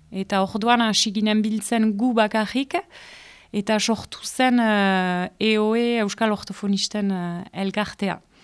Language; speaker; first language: Basque; native; Basque